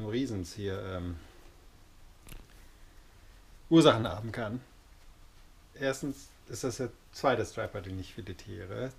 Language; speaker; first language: German; native; German